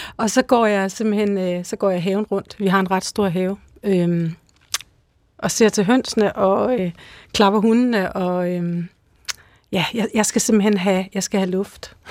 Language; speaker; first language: Danish; native; Danish